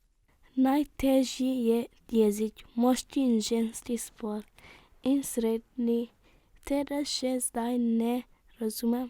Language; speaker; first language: Slovenian; early bilingual, other home language; Arabic